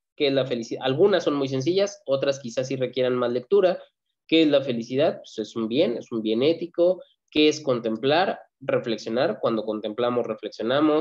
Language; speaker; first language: Spanish; native; Spanish